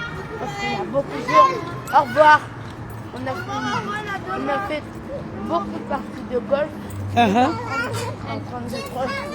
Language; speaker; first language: French; early bilingual, other home language; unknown